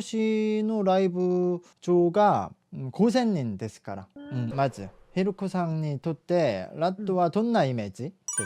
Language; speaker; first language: Japanese; non-native, fluent; Korean